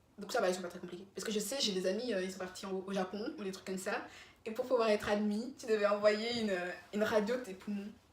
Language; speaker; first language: French; native; French